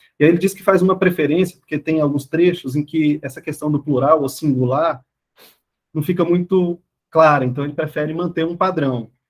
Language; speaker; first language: Portuguese; native; Portuguese